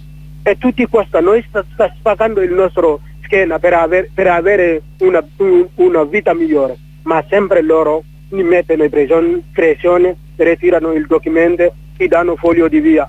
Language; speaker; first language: Italian; non-native, learner; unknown